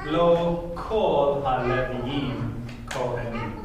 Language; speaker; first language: Hebrew; non-native, fluent; English